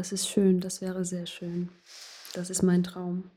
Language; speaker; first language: German; non-native, fluent; Ukrainian